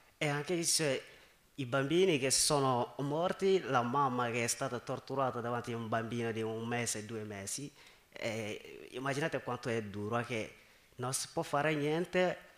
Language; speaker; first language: Italian; non-native, learner; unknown